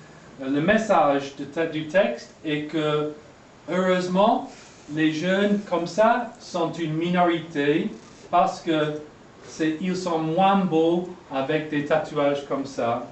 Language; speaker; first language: French; non-native, fluent; English